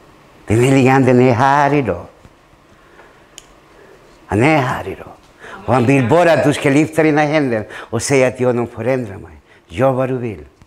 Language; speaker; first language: Swedish; non-native, fluent; Spanish